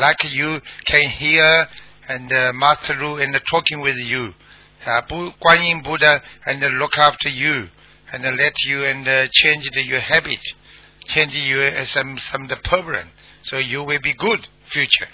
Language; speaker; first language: English; non-native, learner; Chinese